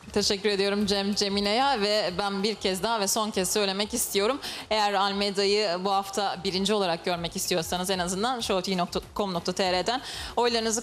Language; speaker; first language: Turkish; native; Turkish